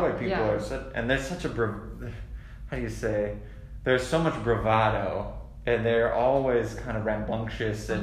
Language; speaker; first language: English; native; English